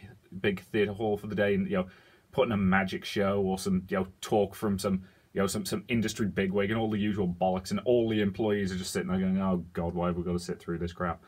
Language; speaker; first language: English; native; English